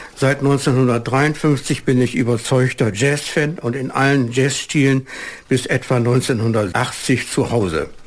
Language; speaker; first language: German; native; German